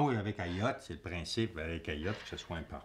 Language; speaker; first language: French; native; French